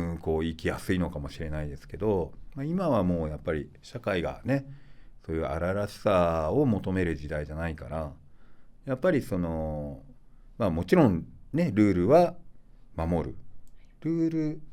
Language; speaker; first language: Japanese; native; Japanese